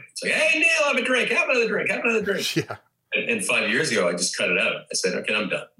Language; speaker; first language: English; native; English